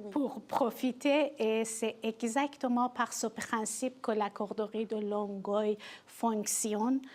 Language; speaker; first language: French; non-native, fluent; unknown